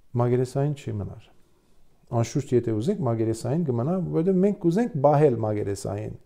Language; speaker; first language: Armenian; early bilingual, heritage; Armenian